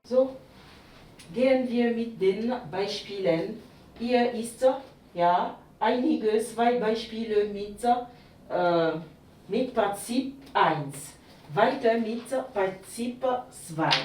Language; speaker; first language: German; non-native, learner; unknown